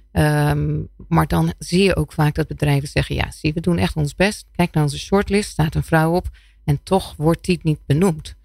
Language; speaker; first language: Dutch; non-native, fluent; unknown